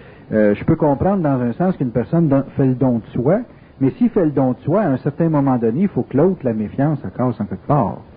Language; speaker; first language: French; native; French